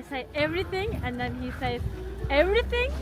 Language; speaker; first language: English; non-native, learner; Turkish